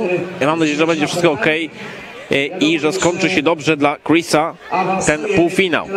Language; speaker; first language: Polish; native; Polish